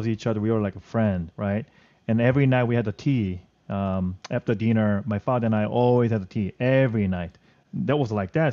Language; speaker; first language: English; non-native, fluent; Korean